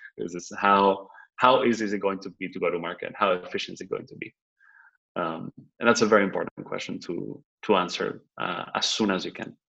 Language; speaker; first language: English; non-native, fluent; Spanish